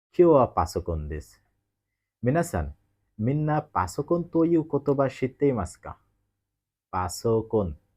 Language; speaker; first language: Japanese; non-native, learner; Bangla